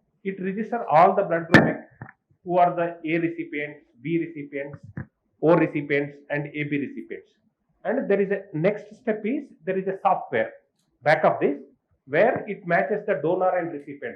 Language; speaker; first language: English; non-native, local second language; Telugu